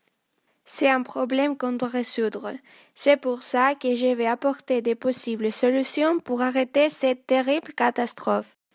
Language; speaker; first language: French; non-native, learner; Spanish